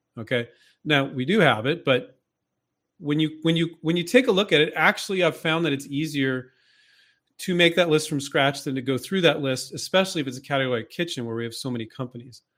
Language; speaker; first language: English; native; English